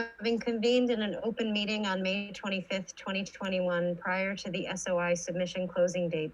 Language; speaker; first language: English; native; English